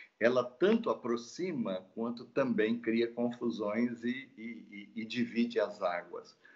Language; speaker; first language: Portuguese; native; Portuguese